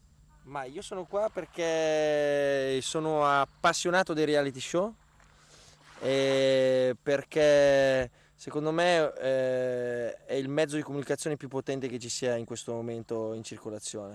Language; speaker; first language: Italian; native; Italian